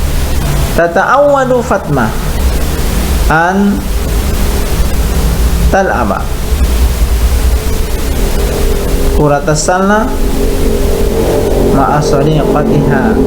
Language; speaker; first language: Arabic; non-native, fluent; Indonesian